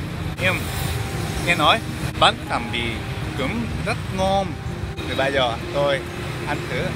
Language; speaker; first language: Vietnamese; non-native, learner; Japanese